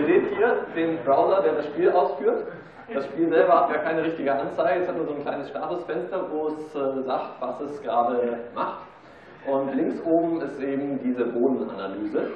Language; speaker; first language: German; native; German